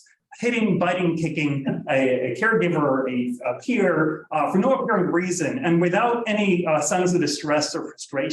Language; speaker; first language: English; non-native, fluent; Norwegian